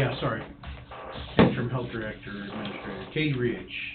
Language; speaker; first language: English; native; English